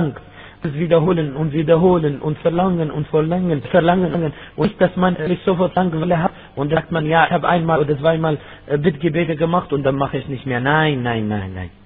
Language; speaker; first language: German; non-native, fluent; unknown